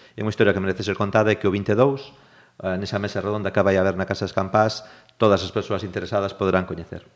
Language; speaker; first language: Galician; native; Galician